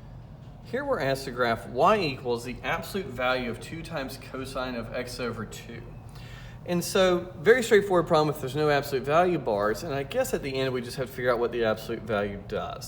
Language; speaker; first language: English; native; English